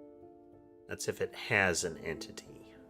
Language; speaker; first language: English; native; English